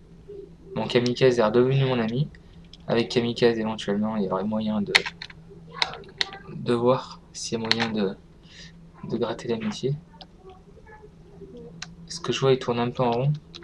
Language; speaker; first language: French; native; French